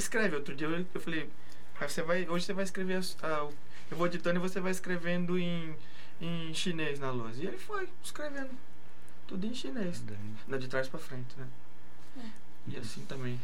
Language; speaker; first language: Portuguese; native; Portuguese